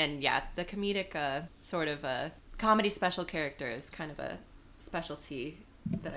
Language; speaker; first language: English; native; English